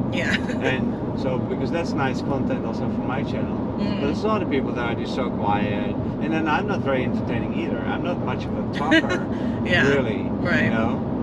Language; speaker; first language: English; non-native, fluent; Dutch